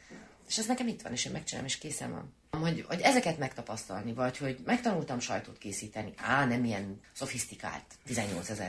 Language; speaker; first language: Hungarian; native; Hungarian